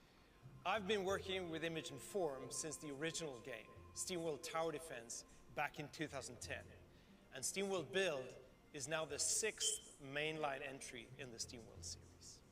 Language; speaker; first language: English; non-native, fluent; Swedish